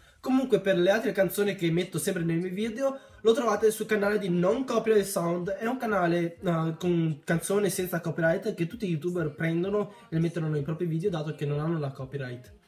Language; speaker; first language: Italian; early bilingual, other home language; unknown